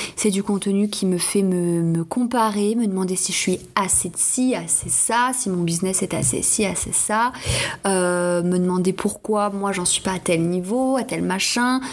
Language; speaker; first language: French; native; French